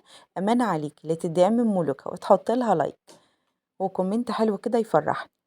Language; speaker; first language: Arabic; native; Arabic